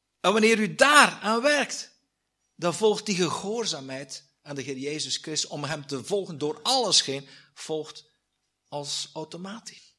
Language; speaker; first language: Dutch; native; Dutch